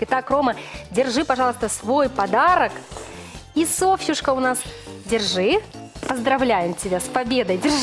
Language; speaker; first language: Russian; native; Russian